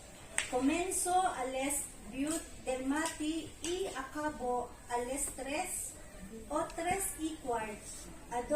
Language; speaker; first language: Catalan; non-native, learner; Filipino